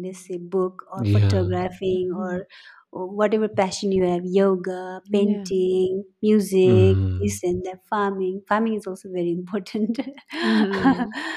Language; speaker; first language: English; non-native, local second language; Nepali